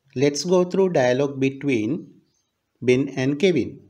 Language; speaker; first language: English; non-native, local second language; Sinhala